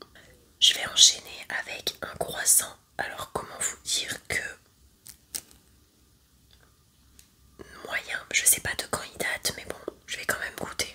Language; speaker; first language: French; native; French